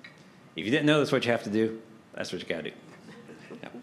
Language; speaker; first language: English; native; English